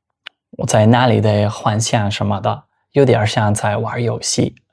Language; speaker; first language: Chinese; non-native, fluent; Spanish